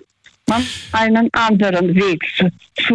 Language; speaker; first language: German; early bilingual, other home language; Russian